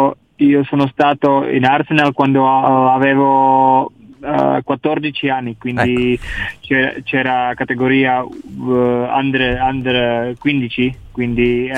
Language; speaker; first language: Italian; non-native, learner; Czech